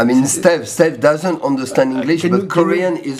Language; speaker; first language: English; non-native, fluent; French